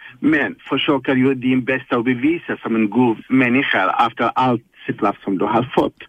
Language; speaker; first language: Swedish; non-native, learner; Arabic